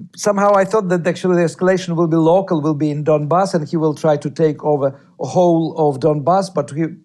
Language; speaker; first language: English; non-native, fluent; Russian